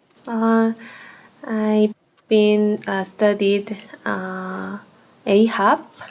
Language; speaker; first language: English; non-native, learner; Korean